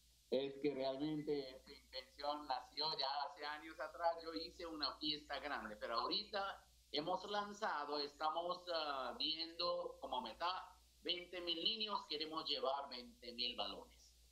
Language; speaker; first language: Spanish; non-native, fluent; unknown